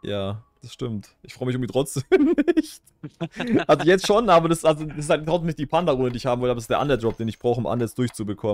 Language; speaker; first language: German; native; German